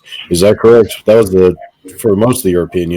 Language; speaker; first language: English; native; English